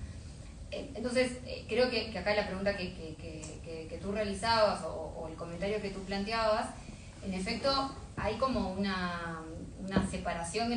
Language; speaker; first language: Spanish; native; Spanish